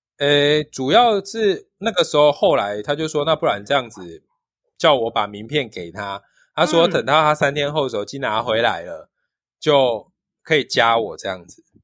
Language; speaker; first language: Chinese; native; Chinese